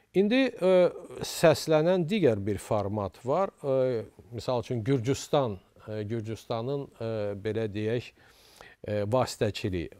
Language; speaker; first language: Azerbaijani; native; Azerbaijani